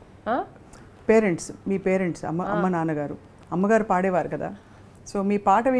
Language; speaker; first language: Telugu; native; Telugu